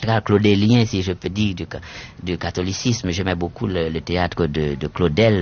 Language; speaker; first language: French; non-native, local second language; Haitian Creole